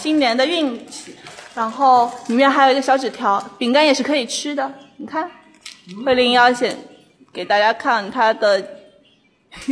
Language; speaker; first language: Chinese; native; Chinese